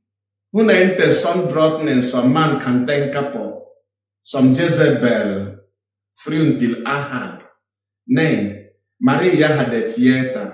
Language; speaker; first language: Swedish; non-native, fluent; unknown